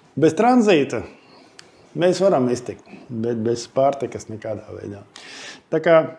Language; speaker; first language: Latvian; non-native, local second language; Russian